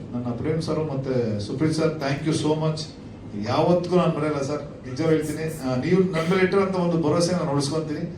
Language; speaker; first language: Kannada; native; Kannada